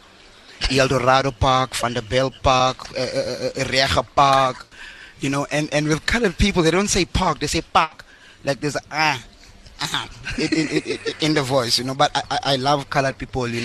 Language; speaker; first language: English; non-native, local second language; Zulu